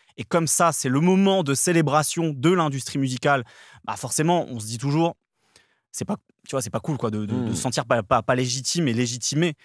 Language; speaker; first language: French; native; French